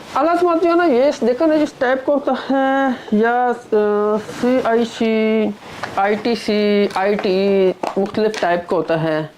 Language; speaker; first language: Urdu; non-native, local second language; Punjabi